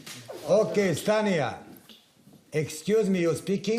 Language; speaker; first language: English; non-native, learner; Serbian